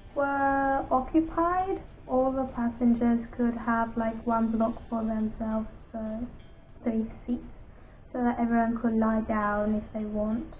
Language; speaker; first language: English; non-native, fluent; Japanese